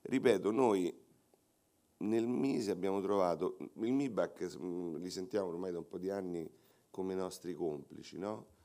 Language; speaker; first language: Italian; native; Italian